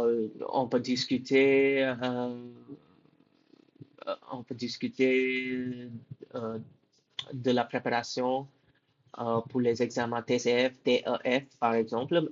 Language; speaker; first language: French; non-native, fluent; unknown